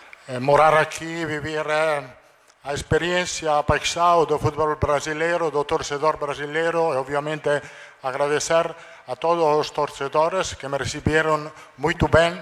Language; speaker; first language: Portuguese; non-native, learner; Italian